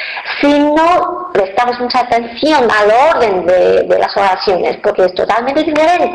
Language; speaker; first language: Spanish; non-native, fluent; Chinese